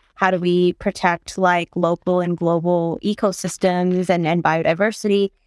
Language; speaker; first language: English; non-native, local second language; Bangla